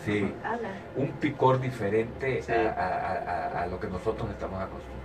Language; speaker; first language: Spanish; native; Spanish